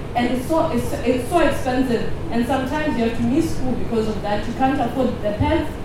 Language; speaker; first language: English; non-native, local second language; Shona